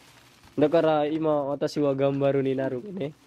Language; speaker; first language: Japanese; non-native, learner; Indonesian